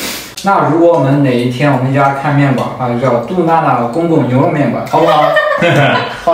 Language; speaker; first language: Chinese; native; Chinese